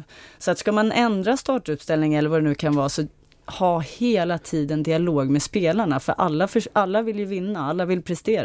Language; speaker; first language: Swedish; native; Swedish